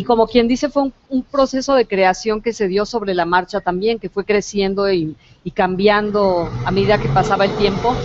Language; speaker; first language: Spanish; native; Spanish